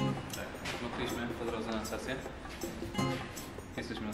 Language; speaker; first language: Polish; native; Polish